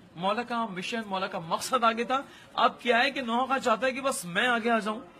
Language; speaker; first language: Urdu; native; Urdu